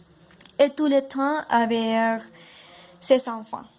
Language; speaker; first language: French; non-native, learner; Spanish